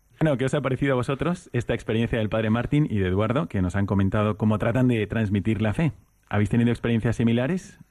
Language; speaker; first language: Spanish; native; Spanish